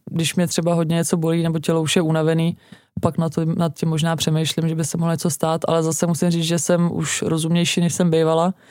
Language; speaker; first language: Czech; native; Czech